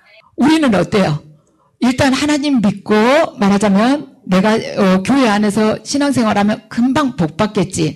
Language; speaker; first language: Korean; native; Korean